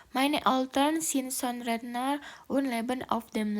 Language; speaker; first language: German; non-native, learner; Indonesian